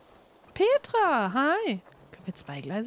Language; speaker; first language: German; native; German